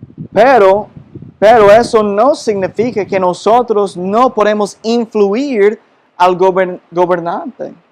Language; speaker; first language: Spanish; non-native, fluent; English